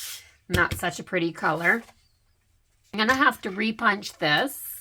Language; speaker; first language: English; native; English